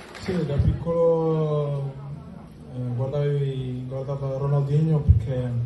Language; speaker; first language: Italian; non-native, learner; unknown